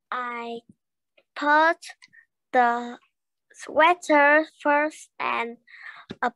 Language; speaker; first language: English; non-native, learner; Vietnamese